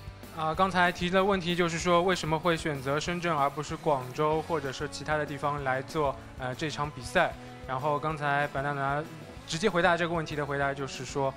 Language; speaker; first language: Chinese; native; Chinese